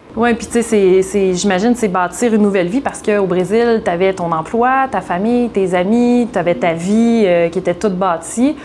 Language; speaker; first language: French; native; French